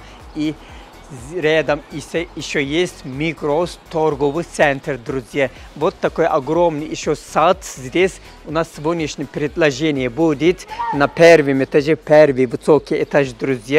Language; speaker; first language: Russian; non-native, fluent; Turkish